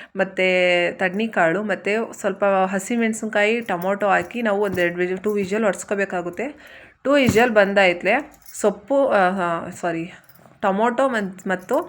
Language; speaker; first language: Kannada; native; Kannada